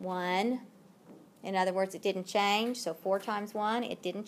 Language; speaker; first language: English; native; English